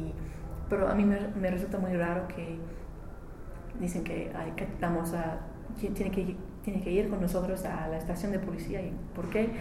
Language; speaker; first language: Spanish; non-native, learner; English